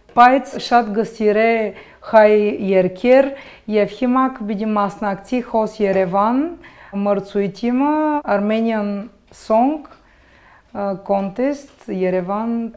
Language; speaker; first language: Armenian; early bilingual, heritage; Armenian